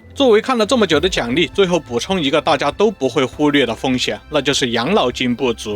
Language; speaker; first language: Chinese; native; Chinese